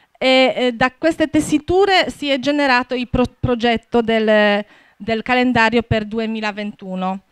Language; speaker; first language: Italian; non-native, fluent; Polish